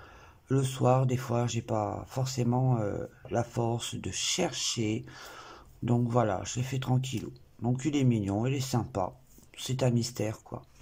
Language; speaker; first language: French; native; French